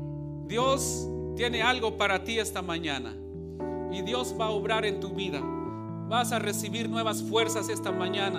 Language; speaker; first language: Spanish; native; Spanish